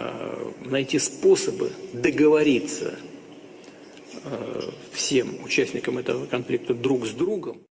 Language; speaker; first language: Russian; native; Russian